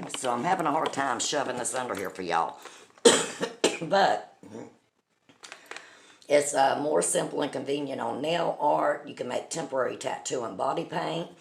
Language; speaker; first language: English; native; English